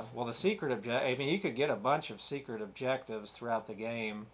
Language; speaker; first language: English; native; English